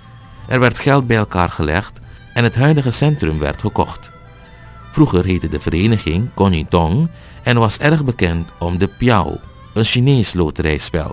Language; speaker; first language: Dutch; native; Dutch